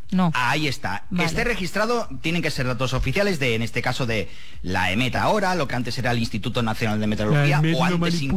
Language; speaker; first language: Spanish; native; Spanish